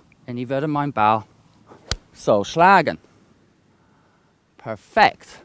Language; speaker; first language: German; non-native, fluent; English